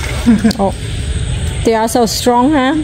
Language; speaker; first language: English; non-native, learner; Vietnamese